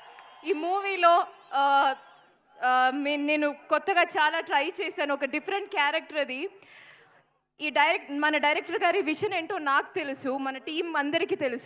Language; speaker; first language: Telugu; non-native, fluent; Malayalam